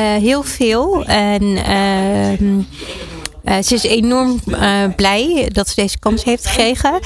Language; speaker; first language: Dutch; early bilingual, other home language; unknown